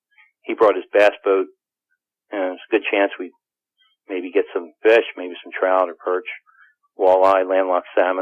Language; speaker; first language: English; native; English